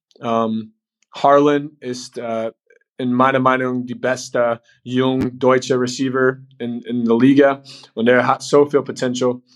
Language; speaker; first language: German; non-native, learner; English